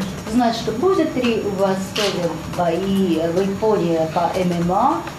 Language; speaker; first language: Russian; non-native, fluent; Japanese